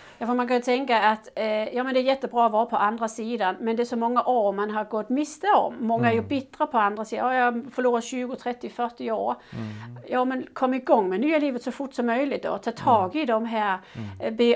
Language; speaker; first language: Swedish; non-native, fluent; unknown